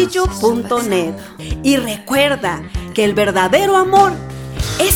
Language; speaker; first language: Spanish; native; Spanish